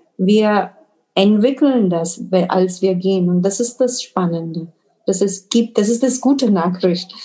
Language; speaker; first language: German; non-native, fluent; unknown